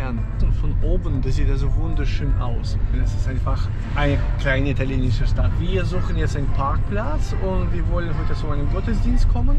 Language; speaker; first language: German; non-native, fluent; Ukrainian